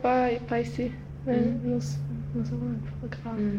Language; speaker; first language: French; non-native, learner; Swedish